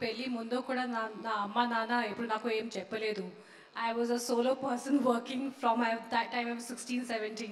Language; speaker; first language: Telugu; non-native, fluent; Hindi